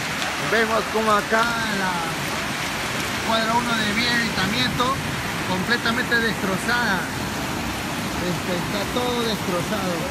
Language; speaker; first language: Spanish; native; Spanish